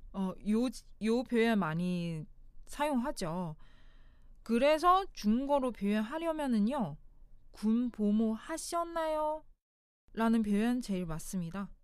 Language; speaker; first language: Korean; non-native, fluent; Chinese